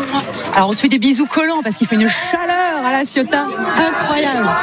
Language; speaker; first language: French; native; French